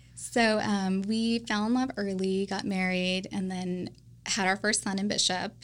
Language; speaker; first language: English; native; English